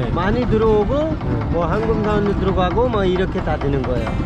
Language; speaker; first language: Korean; non-native, learner; Hindi